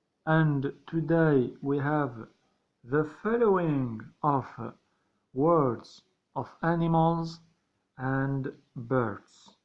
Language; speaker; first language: English; non-native, learner; Arabic